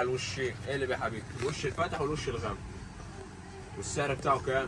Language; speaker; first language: Arabic; native; Arabic